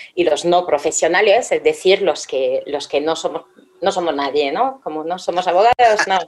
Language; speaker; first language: Spanish; non-native, fluent; French